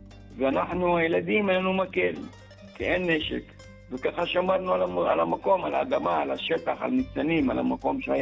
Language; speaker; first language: Hebrew; early bilingual, other home language; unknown